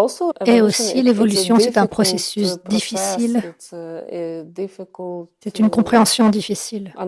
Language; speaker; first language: French; non-native, fluent; Ukrainian